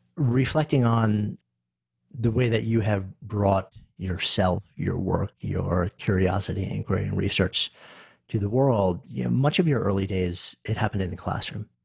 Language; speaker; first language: English; native; English